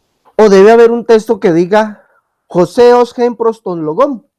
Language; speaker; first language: Spanish; native; Spanish